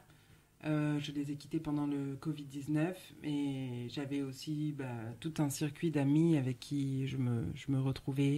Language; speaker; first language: French; native; French